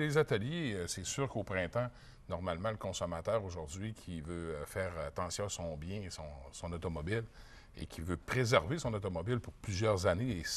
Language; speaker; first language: French; native; French